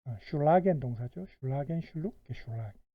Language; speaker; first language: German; non-native, fluent; Korean